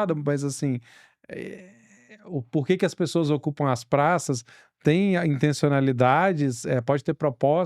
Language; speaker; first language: Portuguese; native; Portuguese